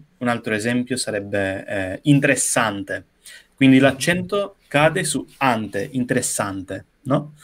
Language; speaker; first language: Italian; non-native, fluent; English